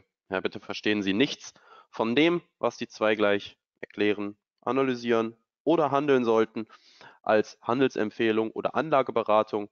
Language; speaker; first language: German; native; German